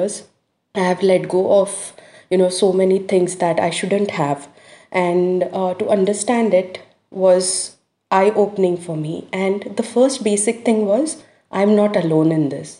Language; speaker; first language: English; non-native, local second language; Hindi